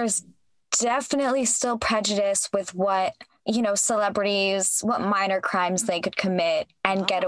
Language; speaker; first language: English; native; English